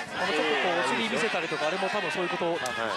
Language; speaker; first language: Japanese; native; Japanese